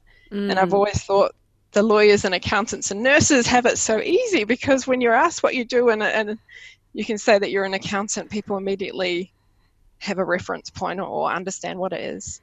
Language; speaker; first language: English; native; English